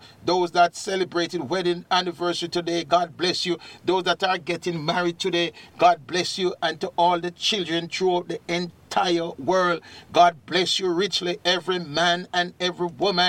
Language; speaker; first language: English; native; English